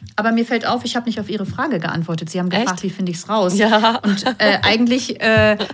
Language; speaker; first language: German; native; German